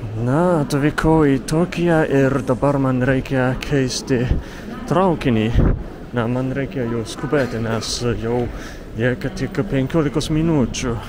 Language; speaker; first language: Lithuanian; non-native, fluent; Japanese